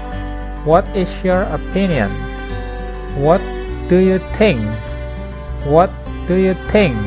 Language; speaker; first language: English; non-native, learner; Indonesian